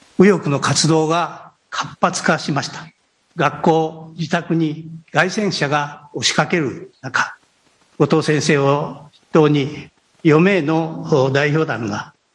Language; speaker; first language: Japanese; native; Japanese